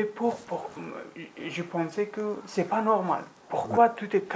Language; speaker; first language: French; non-native, learner; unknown